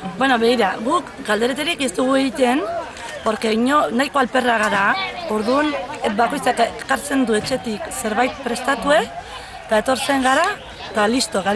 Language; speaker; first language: Basque; non-native, local second language; Spanish